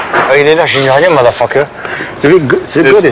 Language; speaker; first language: French; native; French